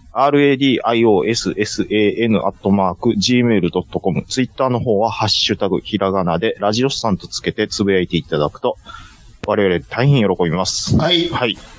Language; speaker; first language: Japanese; native; Japanese